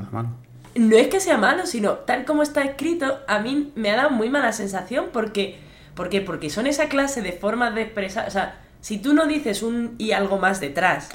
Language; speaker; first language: Spanish; native; Spanish